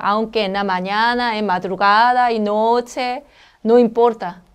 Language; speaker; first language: Spanish; non-native, learner; Korean